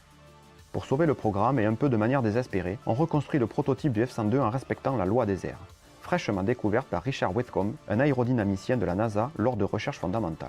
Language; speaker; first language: French; native; French